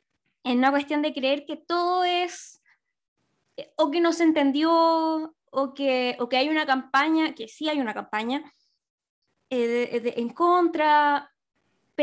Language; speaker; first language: Spanish; native; Spanish